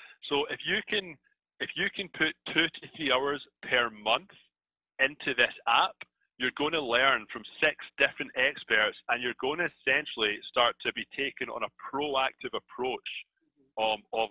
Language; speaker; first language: English; native; English